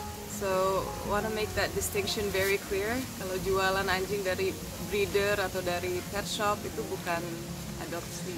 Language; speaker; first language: Indonesian; early bilingual, heritage; Indonesian